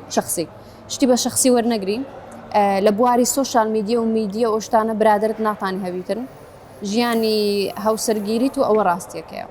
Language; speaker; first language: Central Kurdish; native; Central Kurdish